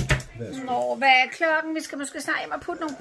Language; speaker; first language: Danish; native; Danish